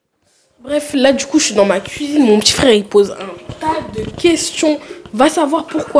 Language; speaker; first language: French; native; French